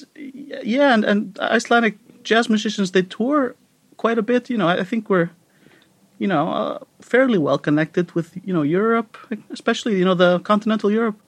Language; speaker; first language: English; non-native, fluent; Icelandic